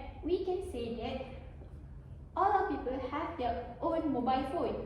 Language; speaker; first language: English; non-native, learner; Malay